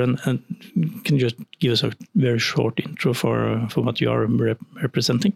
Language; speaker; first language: English; non-native, fluent; Norwegian